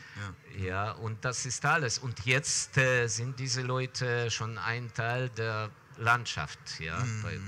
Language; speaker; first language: German; non-native, fluent; Ukrainian